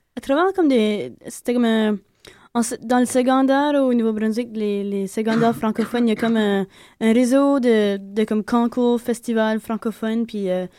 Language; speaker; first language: French; native; French